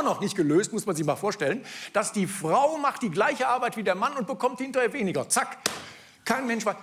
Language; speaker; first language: German; native; German